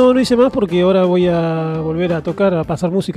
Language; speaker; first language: Spanish; native; Spanish